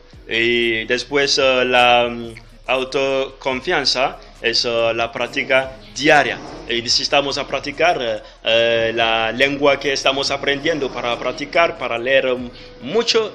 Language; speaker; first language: Spanish; non-native, learner; French